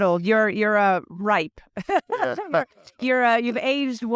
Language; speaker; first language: English; native; English